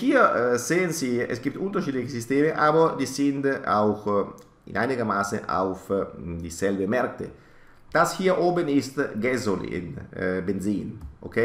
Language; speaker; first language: German; non-native, fluent; Italian